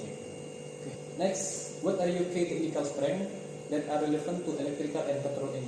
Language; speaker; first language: English; non-native, learner; Indonesian